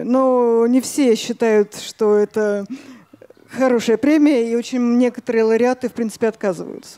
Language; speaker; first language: Russian; native; Russian